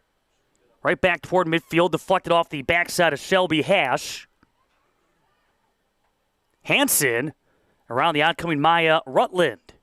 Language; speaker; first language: English; native; English